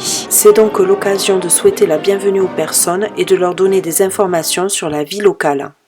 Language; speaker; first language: French; native; French